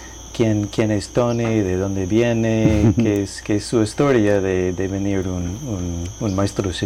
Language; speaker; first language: Spanish; non-native, learner; English